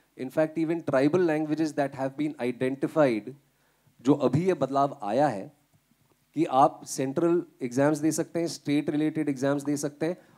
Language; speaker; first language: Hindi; native; Hindi